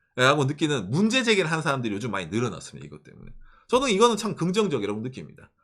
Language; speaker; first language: Korean; native; Korean